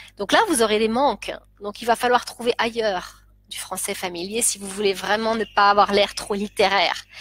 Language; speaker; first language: French; native; French